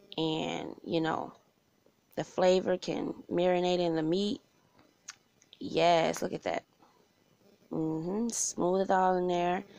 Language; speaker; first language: English; native; English